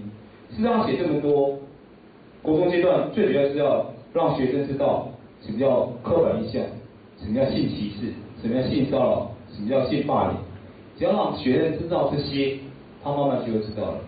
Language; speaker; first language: Chinese; native; Chinese